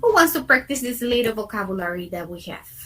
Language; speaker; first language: English; non-native, fluent; Spanish